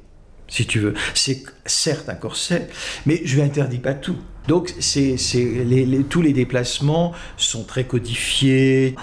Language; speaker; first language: French; native; French